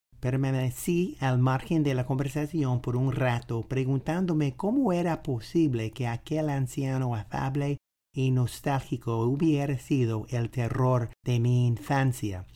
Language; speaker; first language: Spanish; non-native, fluent; English